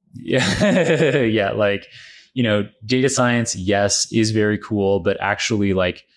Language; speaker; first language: English; native; English